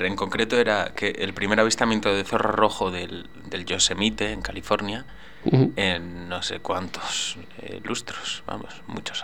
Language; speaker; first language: Spanish; native; Spanish